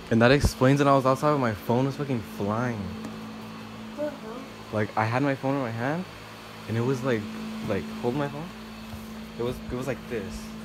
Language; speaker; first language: English; early bilingual, other home language; Spanish